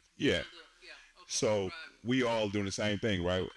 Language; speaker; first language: English; native; English